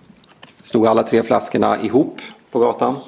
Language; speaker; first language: Swedish; native; Swedish